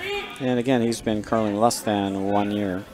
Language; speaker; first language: English; native; English